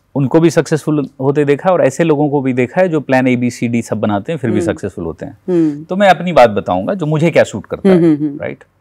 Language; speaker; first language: Hindi; native; Hindi